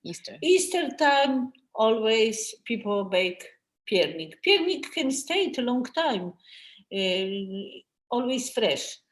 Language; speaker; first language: English; non-native, learner; Polish